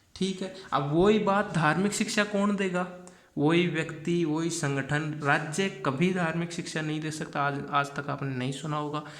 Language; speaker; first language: Hindi; native; Hindi